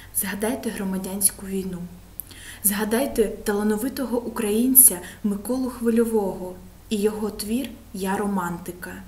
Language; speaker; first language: Ukrainian; non-native, local second language; Russian